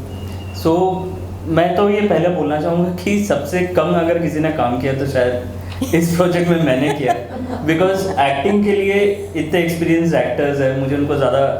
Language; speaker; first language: Hindi; native; Hindi